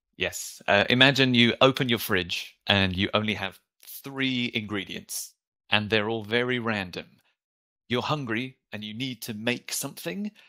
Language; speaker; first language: English; native; English